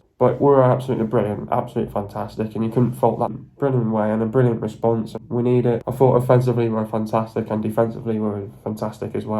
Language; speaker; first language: English; native; English